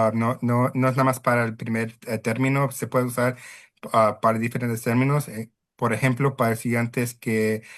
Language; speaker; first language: Spanish; early bilingual, heritage; Spanish